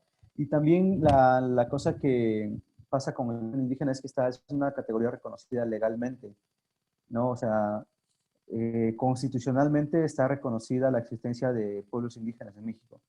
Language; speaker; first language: Spanish; non-native, local second language; Zapotec